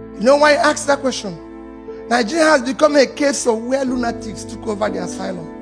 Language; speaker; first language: English; non-native, local second language; Igbo